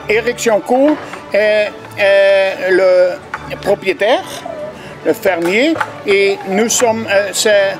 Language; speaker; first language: French; non-native, local second language; Dutch